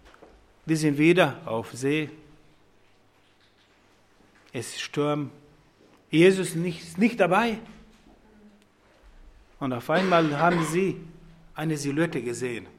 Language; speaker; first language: German; non-native, fluent; Croatian